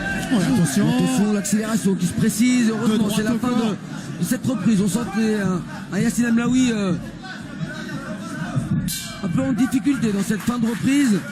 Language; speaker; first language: French; native; French